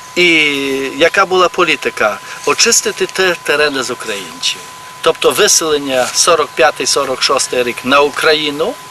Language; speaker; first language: Ukrainian; early bilingual, heritage; Ukrainian